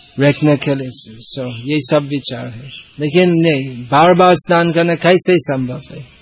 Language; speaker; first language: Hindi; non-native, fluent; English